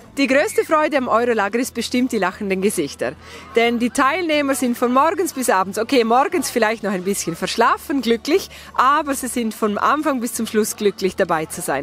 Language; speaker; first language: German; native; German